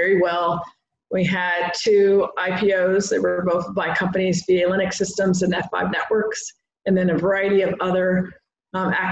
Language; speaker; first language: English; native; English